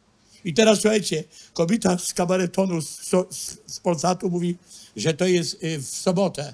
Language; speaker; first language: Polish; native; Polish